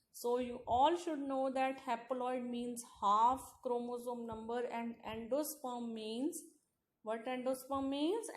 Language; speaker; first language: English; non-native, local second language; Punjabi